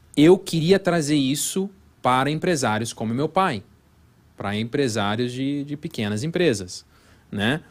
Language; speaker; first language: Portuguese; non-native, fluent; English